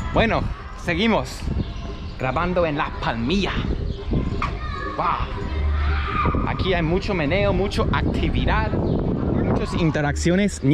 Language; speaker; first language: Spanish; non-native, fluent; English